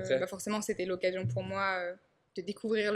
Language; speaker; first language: French; native; French